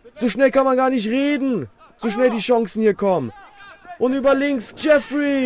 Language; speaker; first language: German; native; German